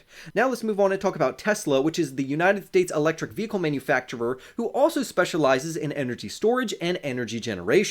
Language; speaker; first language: English; native; English